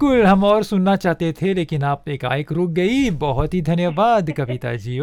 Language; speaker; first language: Hindi; non-native, local second language; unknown